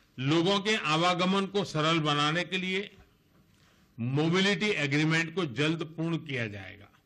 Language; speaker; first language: Hindi; non-native, local second language; Gujarati